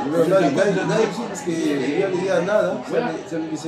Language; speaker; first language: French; non-native, fluent; Spanish